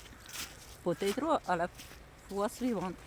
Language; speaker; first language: French; non-native, learner; Russian